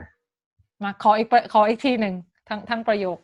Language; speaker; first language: Thai; native; Thai